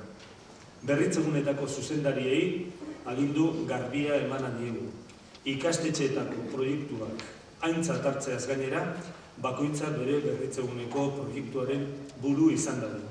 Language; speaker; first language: Basque; native; Basque